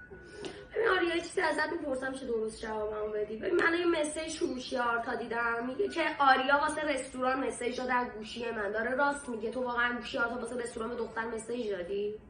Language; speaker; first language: Persian; native; Persian